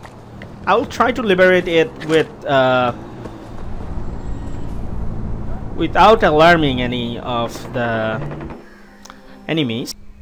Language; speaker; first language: English; non-native, fluent; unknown